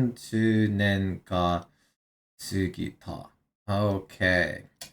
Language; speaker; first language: Japanese; non-native, learner; English